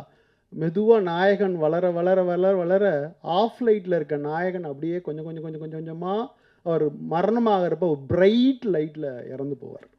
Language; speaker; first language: Tamil; native; Tamil